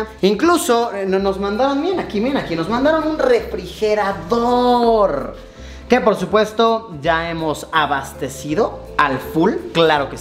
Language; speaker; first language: Spanish; native; Spanish